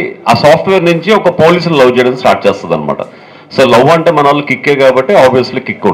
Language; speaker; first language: Telugu; native; Telugu